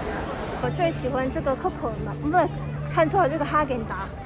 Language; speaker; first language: Chinese; non-native, local second language; Cantonese